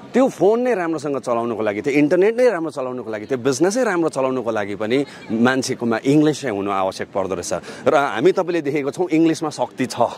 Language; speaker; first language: Nepali; native; Nepali